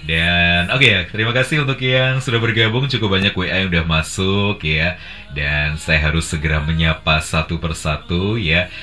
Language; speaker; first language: Indonesian; native; Indonesian